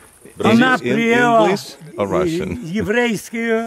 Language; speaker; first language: Russian; early bilingual, heritage; Polish